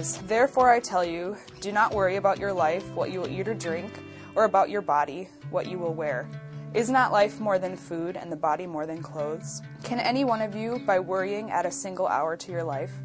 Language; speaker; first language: English; native; English